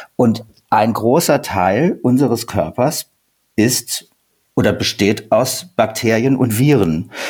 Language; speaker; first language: German; native; German